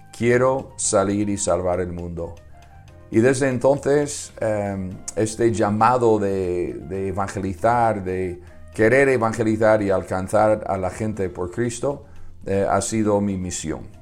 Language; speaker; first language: Spanish; non-native, fluent; English